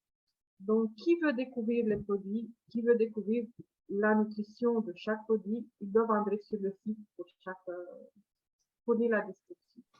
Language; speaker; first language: French; non-native, fluent; Romanian